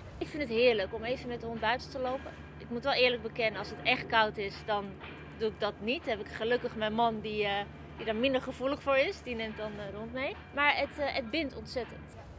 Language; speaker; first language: Dutch; early bilingual, other home language; Turkish